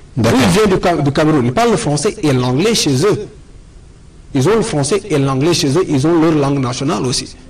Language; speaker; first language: French; non-native, local second language; Wolof